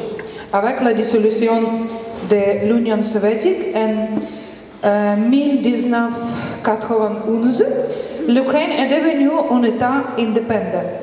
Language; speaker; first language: French; non-native, fluent; Ukrainian